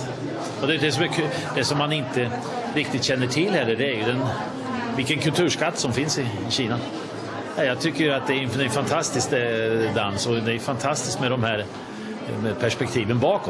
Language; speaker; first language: Swedish; native; Swedish